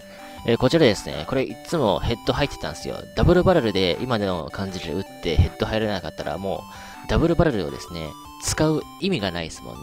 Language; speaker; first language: Japanese; native; Japanese